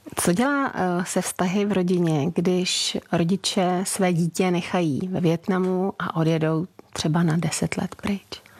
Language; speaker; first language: Czech; native; Czech